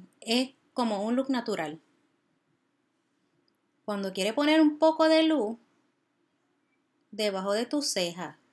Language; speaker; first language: Spanish; early bilingual, heritage; Spanish